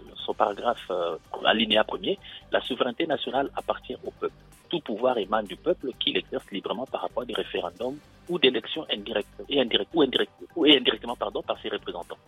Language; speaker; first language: French; non-native, local second language; Lingala